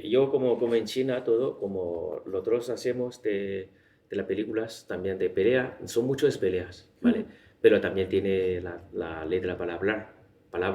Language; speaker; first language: Spanish; non-native, learner; Chinese